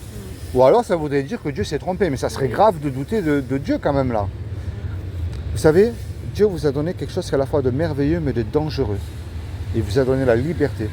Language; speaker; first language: French; native; French